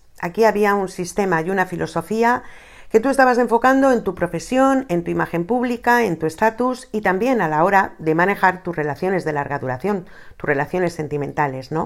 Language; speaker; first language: Spanish; native; Spanish